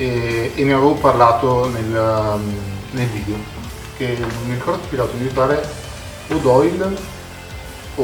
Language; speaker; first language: Italian; native; Italian